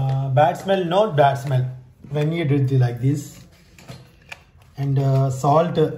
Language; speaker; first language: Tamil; non-native, learner; Telugu